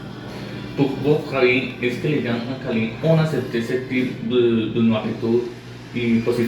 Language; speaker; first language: French; non-native, learner; Spanish